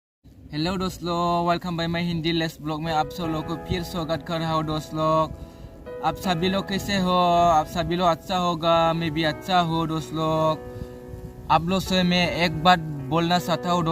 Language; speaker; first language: Hindi; non-native, local second language; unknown